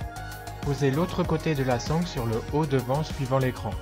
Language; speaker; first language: French; native; French